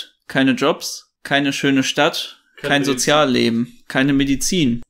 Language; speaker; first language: German; native; German